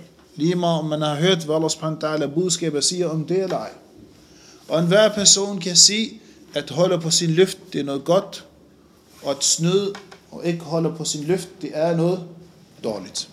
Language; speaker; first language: Danish; non-native, fluent; Arabic